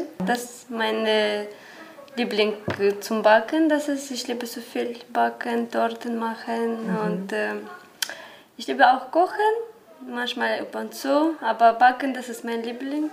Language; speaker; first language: German; non-native, learner; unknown